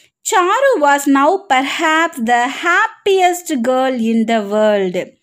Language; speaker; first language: English; non-native, local second language; Tamil